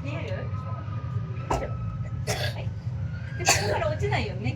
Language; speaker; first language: Japanese; native; Japanese